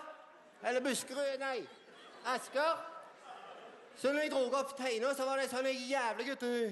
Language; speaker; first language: Norwegian; native; Norwegian